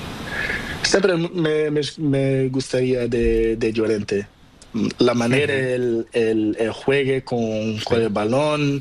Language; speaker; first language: Spanish; non-native, learner; Portuguese